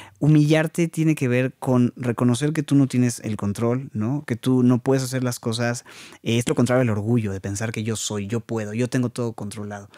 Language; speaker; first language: Spanish; native; Spanish